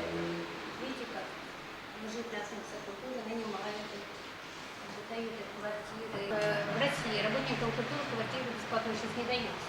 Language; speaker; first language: Russian; native; Russian